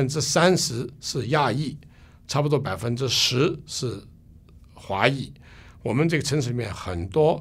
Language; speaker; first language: Chinese; non-native, local second language; Cantonese